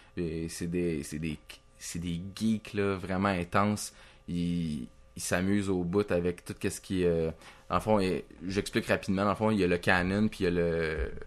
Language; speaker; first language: French; native; French